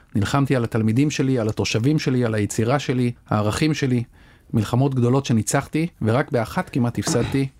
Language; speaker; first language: Hebrew; native; Hebrew